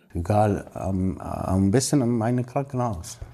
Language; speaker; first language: German; non-native, learner; Arabic